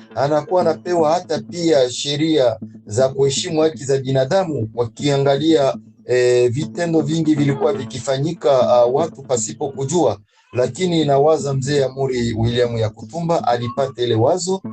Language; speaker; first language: Swahili; native; Swahili